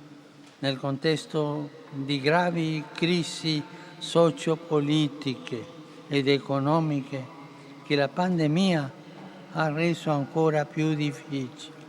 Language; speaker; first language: Italian; non-native, fluent; Spanish